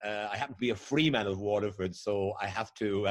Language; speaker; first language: English; native; English